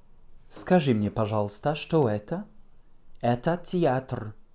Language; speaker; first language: Russian; non-native, fluent; French